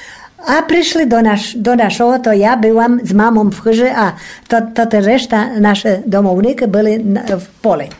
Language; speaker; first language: Polish; non-native, local second language; Rusyn